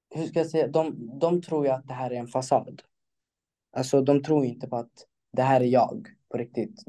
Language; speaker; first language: Swedish; early bilingual, other home language; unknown